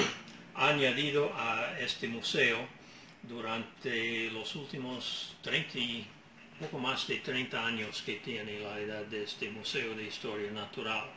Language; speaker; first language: Spanish; non-native, fluent; English